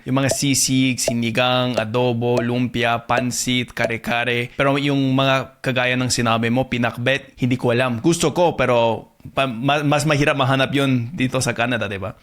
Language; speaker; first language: Filipino; non-native, fluent; English